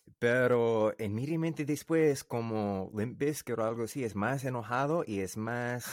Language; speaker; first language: Spanish; non-native, learner; English